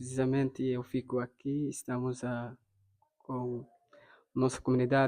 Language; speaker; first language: Portuguese; non-native, local second language; Fula